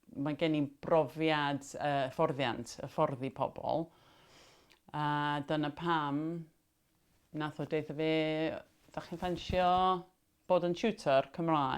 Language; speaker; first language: Welsh; non-native, local second language; English